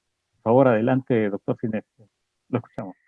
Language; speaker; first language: Spanish; native; Spanish